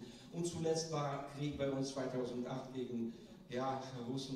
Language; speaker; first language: German; non-native, learner; Georgian